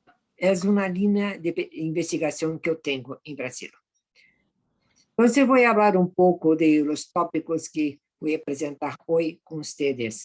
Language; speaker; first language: Spanish; non-native, fluent; Portuguese